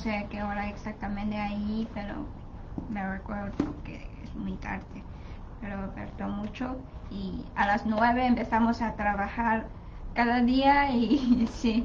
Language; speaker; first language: Spanish; non-native, learner; Chinese